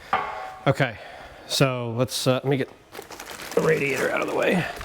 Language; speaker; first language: English; native; English